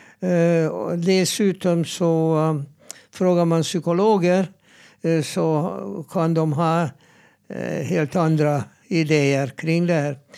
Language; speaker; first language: Swedish; non-native, fluent; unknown